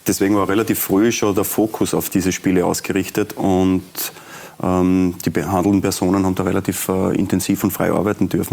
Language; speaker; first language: German; native; German